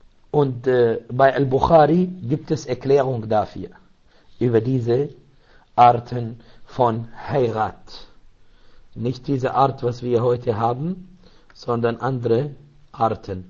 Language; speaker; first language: German; non-native, learner; Arabic